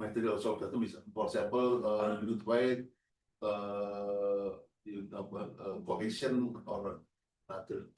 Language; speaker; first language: English; non-native, learner; Indonesian